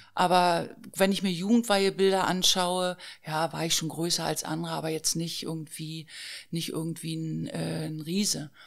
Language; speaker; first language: German; native; German